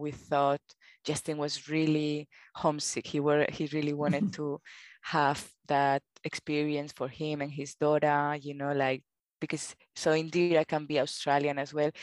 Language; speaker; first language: English; non-native, fluent; Spanish